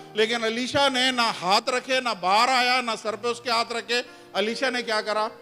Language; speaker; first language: Urdu; non-native, local second language; Punjabi